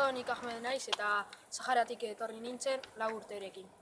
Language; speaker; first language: Basque; early bilingual, other home language; Arabic